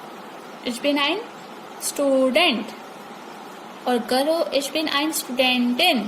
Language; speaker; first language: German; non-native, learner; Hindi